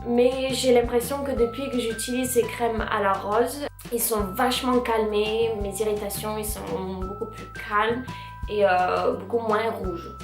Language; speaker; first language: French; non-native, fluent; English